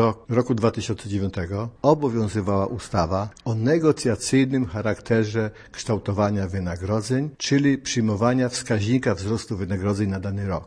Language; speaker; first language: Polish; native; Polish